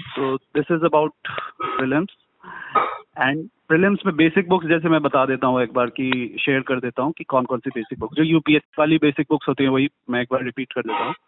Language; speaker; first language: Hindi; native; Hindi